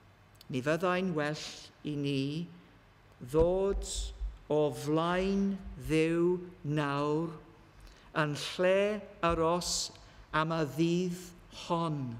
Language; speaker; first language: Welsh; non-native, learner; English